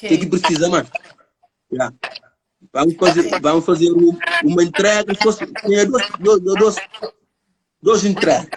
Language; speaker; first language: Portuguese; non-native, learner; Kabuverdianu